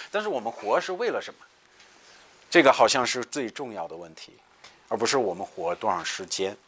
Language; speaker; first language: Chinese; non-native, fluent; English